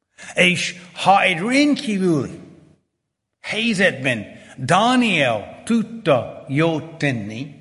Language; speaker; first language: Hungarian; early bilingual, heritage; Hungarian